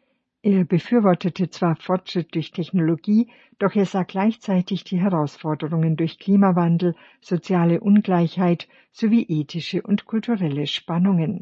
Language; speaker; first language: German; native; German